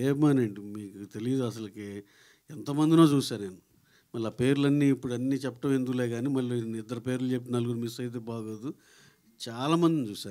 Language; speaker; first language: Telugu; native; Telugu